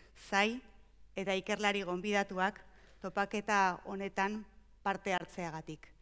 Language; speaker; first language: Basque; early bilingual, heritage; Basque